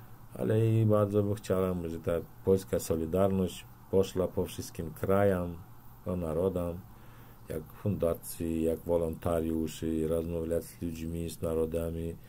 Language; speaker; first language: Polish; non-native, learner; Turkmen